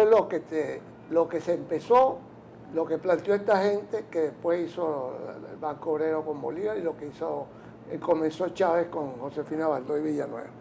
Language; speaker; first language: Spanish; native; Spanish